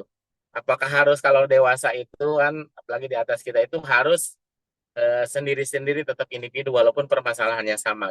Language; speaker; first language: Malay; non-native, local second language; Sundanese